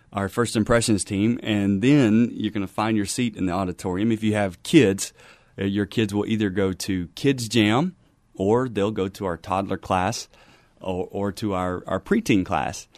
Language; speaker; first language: English; native; English